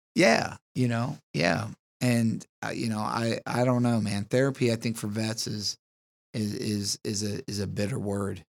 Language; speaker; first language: English; native; English